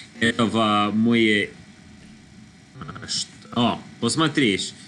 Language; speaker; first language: Russian; non-native, learner; English